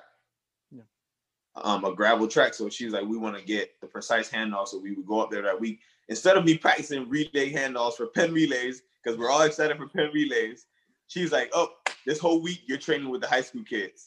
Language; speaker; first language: English; early bilingual, other home language; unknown